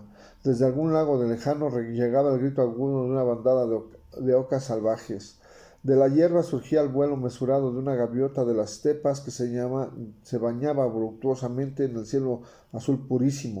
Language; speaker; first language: Spanish; native; Spanish